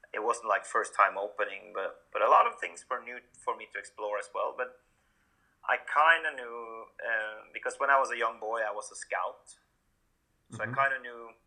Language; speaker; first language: English; non-native, fluent; Norwegian